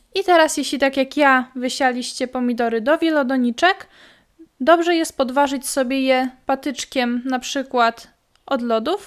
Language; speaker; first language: Polish; native; Polish